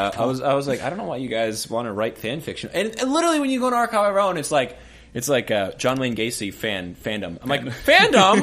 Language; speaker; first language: English; native; English